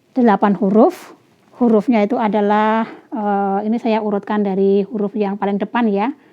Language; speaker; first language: Indonesian; native; Indonesian